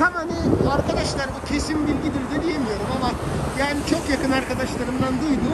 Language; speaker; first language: Turkish; native; Turkish